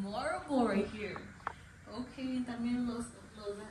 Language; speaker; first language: Spanish; early bilingual, heritage; Spanish